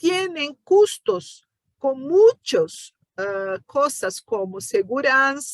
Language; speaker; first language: Spanish; non-native, fluent; Portuguese